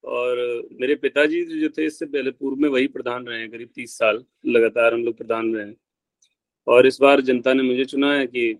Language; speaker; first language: Hindi; native; Hindi